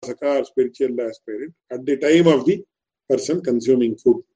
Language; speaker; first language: English; non-native, local second language; Tamil